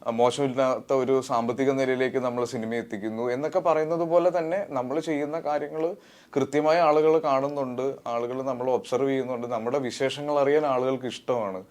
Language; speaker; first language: Malayalam; native; Malayalam